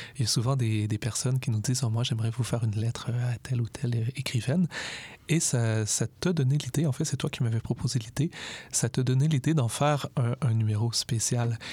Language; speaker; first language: French; native; French